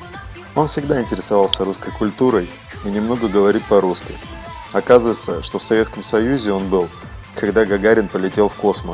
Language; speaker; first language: Russian; native; Russian